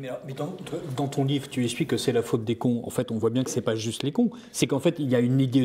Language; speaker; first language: French; native; French